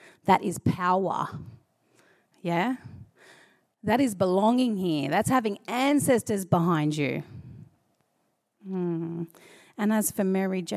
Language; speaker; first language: English; native; English